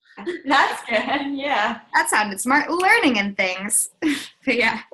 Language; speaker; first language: English; native; English